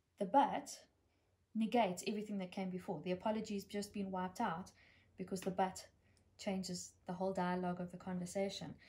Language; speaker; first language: English; native; English